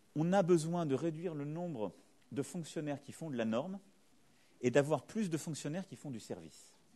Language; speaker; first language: French; native; French